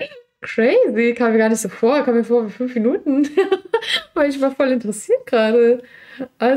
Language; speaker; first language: German; native; German